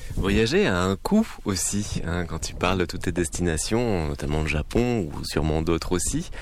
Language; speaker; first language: French; native; French